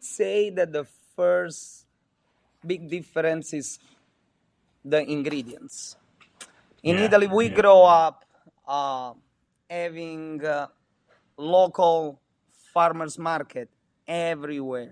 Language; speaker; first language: English; non-native, fluent; Italian